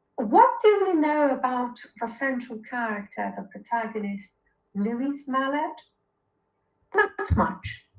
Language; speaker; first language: English; non-native, fluent; Persian